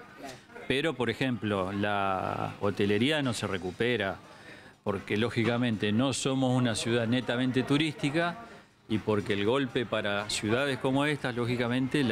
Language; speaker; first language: Spanish; native; Spanish